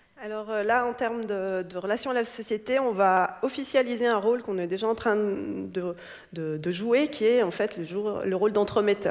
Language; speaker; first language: French; native; French